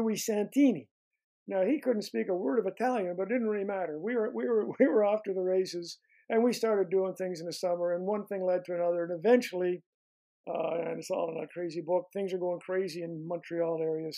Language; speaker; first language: English; native; English